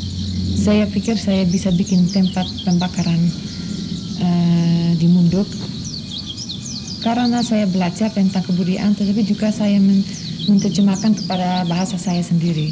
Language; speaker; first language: Indonesian; non-native, fluent; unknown